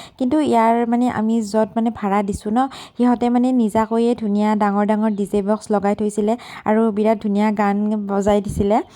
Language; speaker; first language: Assamese; native; Assamese